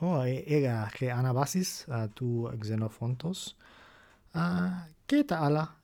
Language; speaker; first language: Greek; non-native, fluent; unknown